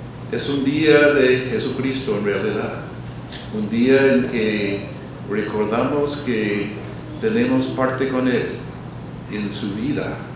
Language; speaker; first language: Spanish; non-native, fluent; English